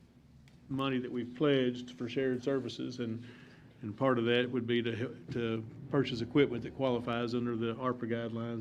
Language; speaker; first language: English; native; English